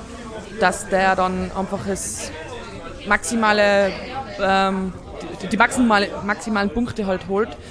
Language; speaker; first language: German; native; German